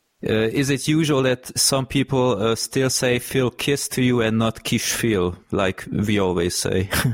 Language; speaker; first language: English; non-native, fluent; Hungarian